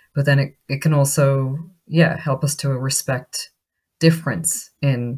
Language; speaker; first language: English; native; English